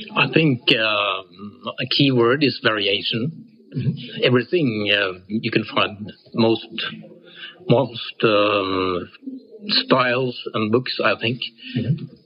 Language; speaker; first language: English; non-native, fluent; Norwegian